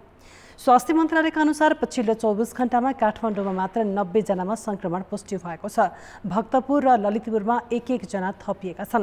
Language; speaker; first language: Nepali; native; Nepali